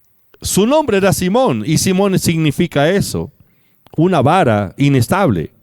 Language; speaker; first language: Spanish; native; Spanish